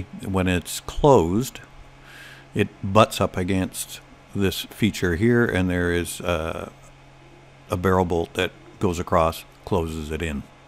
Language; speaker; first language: English; native; English